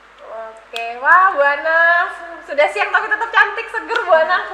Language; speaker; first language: Indonesian; native; Indonesian